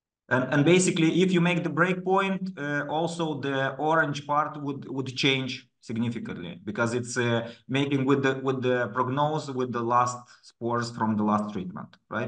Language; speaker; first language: English; non-native, fluent; Romanian